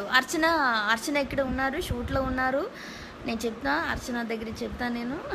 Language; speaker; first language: Telugu; non-native, learner; Malayalam